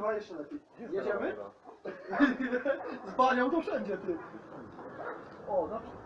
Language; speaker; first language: Polish; non-native, learner; Slovenian